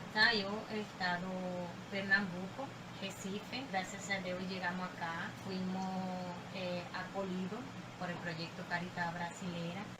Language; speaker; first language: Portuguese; non-native, learner; Spanish